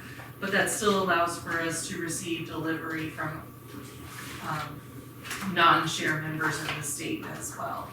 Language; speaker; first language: English; native; English